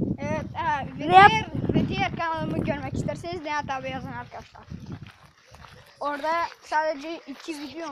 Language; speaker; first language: Turkish; native; Turkish